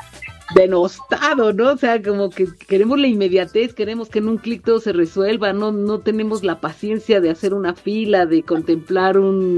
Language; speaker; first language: Spanish; native; Spanish